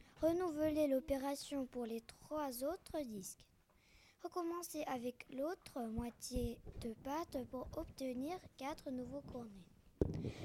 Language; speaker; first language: French; non-native, learner; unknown